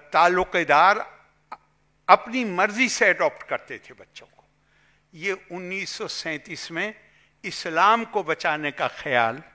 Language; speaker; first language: Hindi; native; Hindi